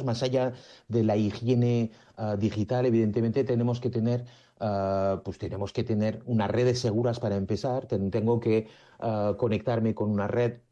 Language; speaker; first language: Spanish; native; Spanish